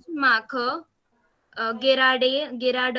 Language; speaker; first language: German; non-native, learner; Marathi